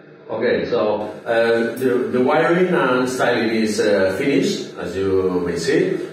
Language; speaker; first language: English; non-native, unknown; Spanish